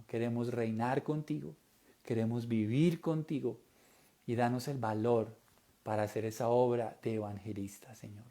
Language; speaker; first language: Spanish; native; Spanish